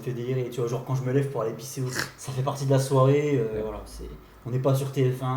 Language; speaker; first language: French; native; French